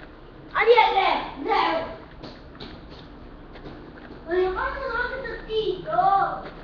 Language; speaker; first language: Hebrew; early bilingual, other home language; Russian